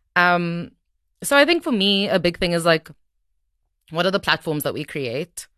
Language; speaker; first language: English; native; English